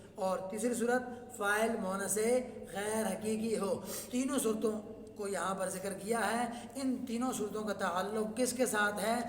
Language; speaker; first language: Urdu; non-native, local second language; Northern Hindko